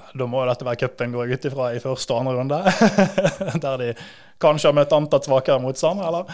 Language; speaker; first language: Norwegian; native; Norwegian